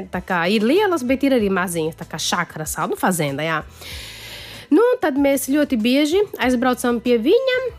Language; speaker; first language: Latvian; non-native, fluent; Portuguese